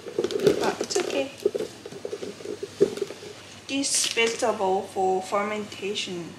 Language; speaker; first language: English; non-native, learner; Japanese